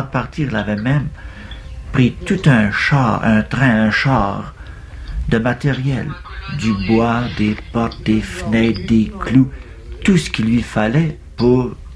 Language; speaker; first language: French; native; French